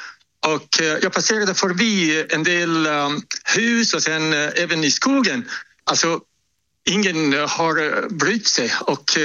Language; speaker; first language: Swedish; non-native, fluent; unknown